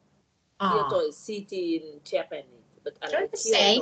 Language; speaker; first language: English; non-native, learner; Thai